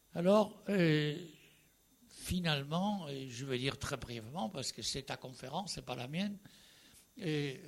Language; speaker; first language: French; non-native, fluent; Spanish